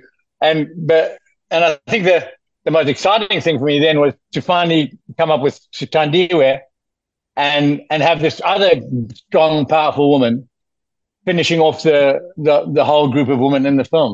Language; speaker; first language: English; native; English